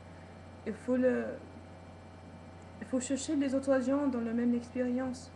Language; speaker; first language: French; non-native, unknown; English